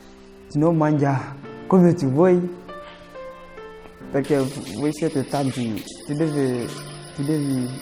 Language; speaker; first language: Italian; non-native, learner; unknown